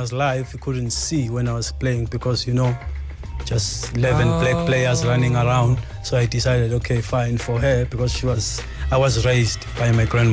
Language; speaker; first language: English; non-native, local second language; Zulu